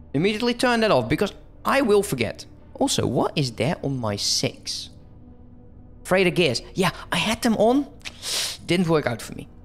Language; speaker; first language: English; non-native, fluent; Dutch